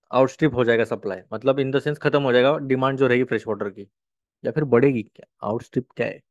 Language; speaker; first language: Hindi; non-native, local second language; Marathi